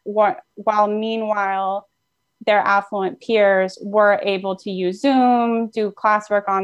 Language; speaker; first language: English; native; English